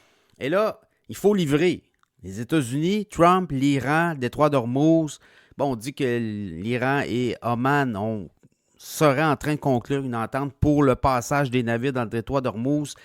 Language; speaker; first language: French; native; French